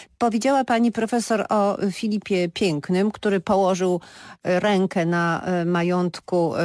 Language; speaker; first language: Polish; native; Polish